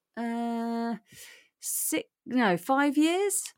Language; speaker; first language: English; native; English